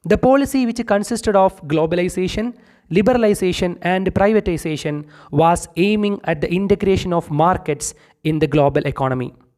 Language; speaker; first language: English; non-native, local second language; Malayalam